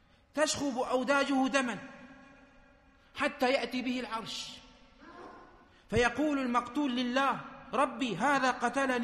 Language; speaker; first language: Arabic; native; Arabic